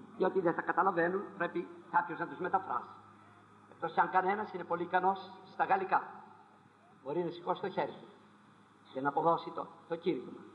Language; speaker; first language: Greek; non-native, fluent; French